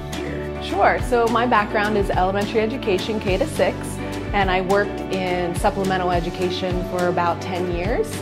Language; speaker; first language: English; native; English